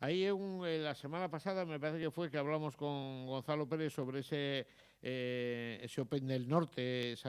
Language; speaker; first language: Spanish; native; Spanish